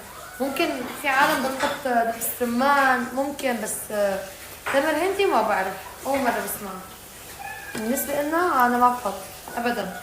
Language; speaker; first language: Arabic; native; Arabic